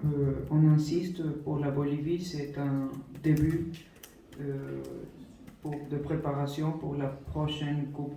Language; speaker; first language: French; non-native, fluent; Spanish